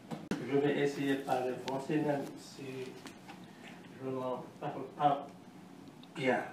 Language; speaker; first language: French; non-native, learner; Arabic